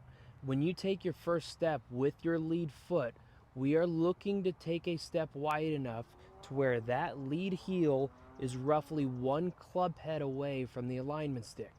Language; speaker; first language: English; native; English